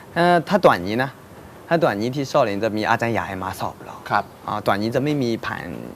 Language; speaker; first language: Thai; non-native, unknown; Chinese